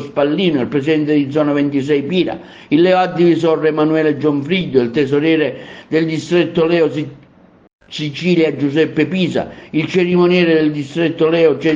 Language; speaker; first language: Italian; native; Italian